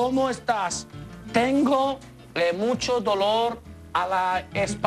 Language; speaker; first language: Spanish; non-native, learner; Italian